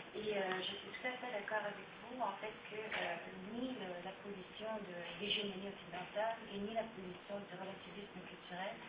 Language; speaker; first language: French; native; French